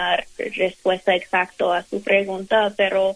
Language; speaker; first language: Spanish; non-native, learner; English